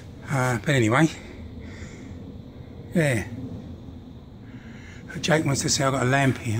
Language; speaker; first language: English; native; English